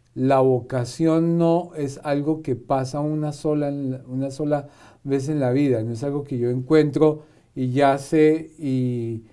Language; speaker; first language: Spanish; native; Spanish